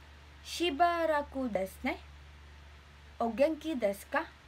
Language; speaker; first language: Japanese; non-native, learner; Filipino